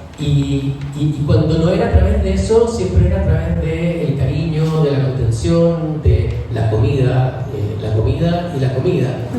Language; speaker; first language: Spanish; native; Spanish